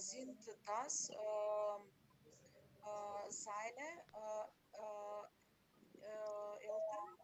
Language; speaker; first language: German; non-native, learner; Macedonian